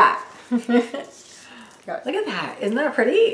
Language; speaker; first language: English; native; English